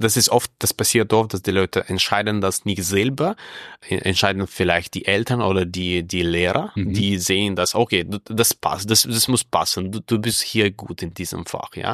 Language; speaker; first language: German; non-native, fluent; Russian